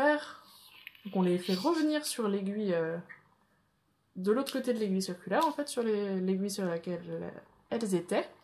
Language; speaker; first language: French; native; French